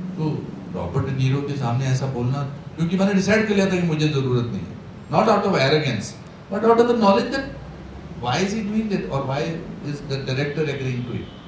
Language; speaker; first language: Hindi; native; Hindi